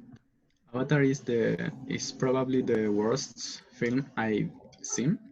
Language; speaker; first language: English; non-native, learner; Spanish